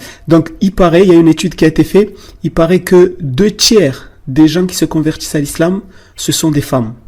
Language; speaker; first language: French; native; French